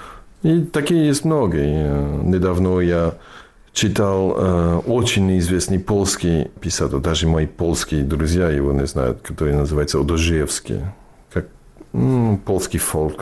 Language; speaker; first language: Russian; non-native, fluent; English